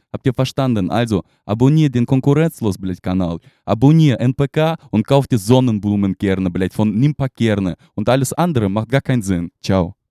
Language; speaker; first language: German; non-native, fluent; Russian